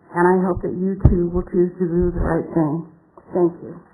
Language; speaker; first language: English; native; English